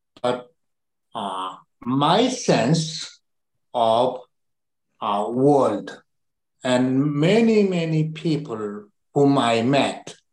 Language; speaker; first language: English; non-native, learner; Korean